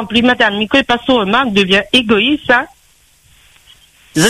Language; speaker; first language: French; non-native, local second language; Réunion Creole French